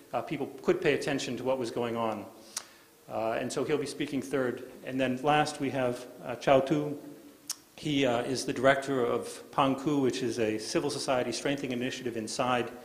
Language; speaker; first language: English; native; English